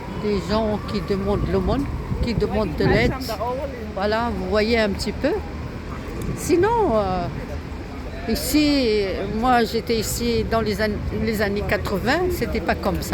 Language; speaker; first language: French; non-native, local second language; Arabic